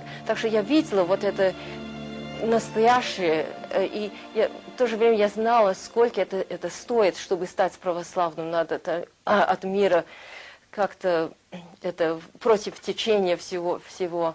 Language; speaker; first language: Russian; early bilingual, heritage; Russian